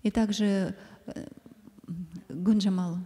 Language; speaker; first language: Russian; native; Russian